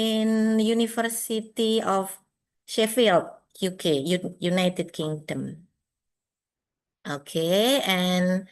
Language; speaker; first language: English; non-native, fluent; Indonesian